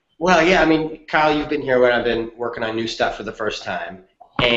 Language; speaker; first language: English; native; English